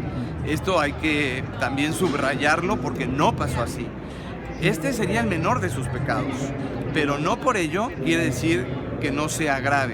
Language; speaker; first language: Spanish; native; Spanish